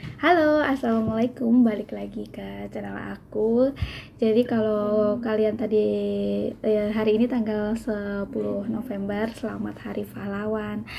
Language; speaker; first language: Indonesian; native; Indonesian